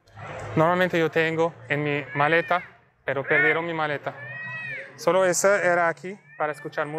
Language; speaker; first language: Spanish; non-native, learner; Turkish